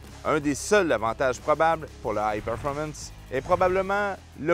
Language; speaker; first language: French; native; French